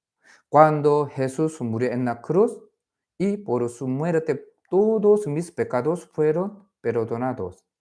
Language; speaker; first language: Spanish; non-native, fluent; Korean